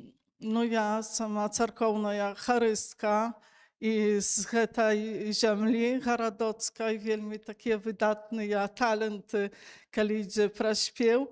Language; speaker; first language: Polish; non-native, local second language; Belarusian